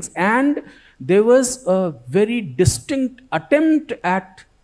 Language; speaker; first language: English; non-native, local second language; Gujarati